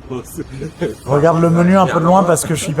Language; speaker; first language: French; native; French